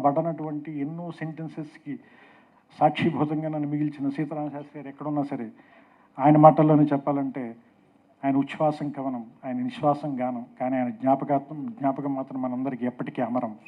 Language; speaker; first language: Telugu; native; Telugu